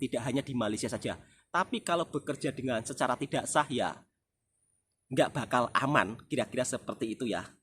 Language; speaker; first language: Indonesian; native; Indonesian